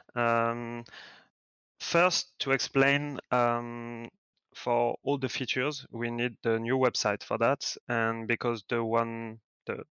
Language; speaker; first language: English; non-native, fluent; French